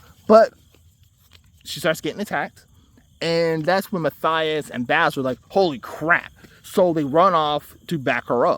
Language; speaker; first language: English; native; English